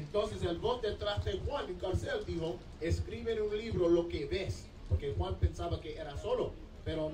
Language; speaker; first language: Spanish; non-native, learner; English